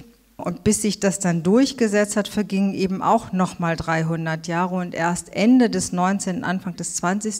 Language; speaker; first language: German; native; German